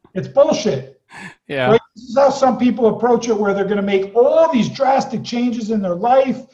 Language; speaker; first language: English; native; English